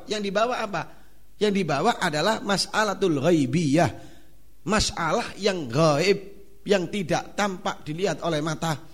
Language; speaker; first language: Indonesian; non-native, local second language; Javanese